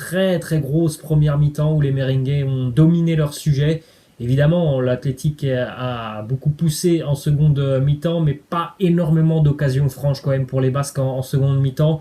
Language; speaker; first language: French; native; French